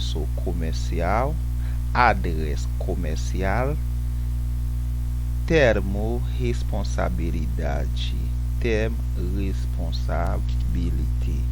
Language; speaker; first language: Portuguese; non-native, fluent; Haitian Creole